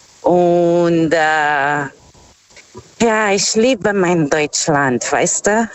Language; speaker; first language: German; non-native, fluent; Portuguese